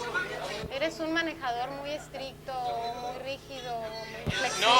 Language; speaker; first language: Spanish; native; Spanish